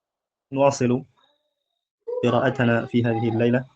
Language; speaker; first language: Arabic; non-native, fluent; Indonesian